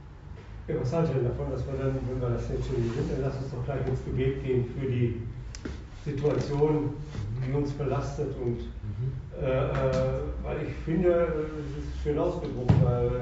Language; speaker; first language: German; native; German